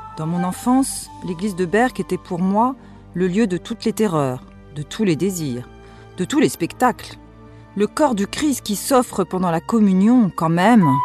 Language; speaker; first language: French; native; French